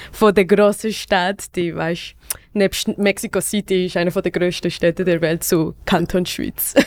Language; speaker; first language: German; non-native, fluent; Spanish